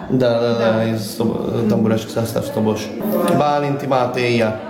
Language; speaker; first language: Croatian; non-native, local second language; Hungarian